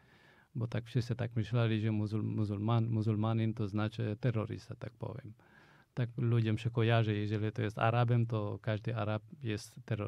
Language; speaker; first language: Polish; non-native, fluent; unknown